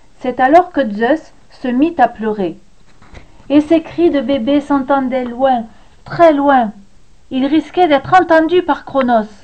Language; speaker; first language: French; native; French